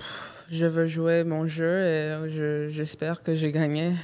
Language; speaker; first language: French; non-native, local second language; English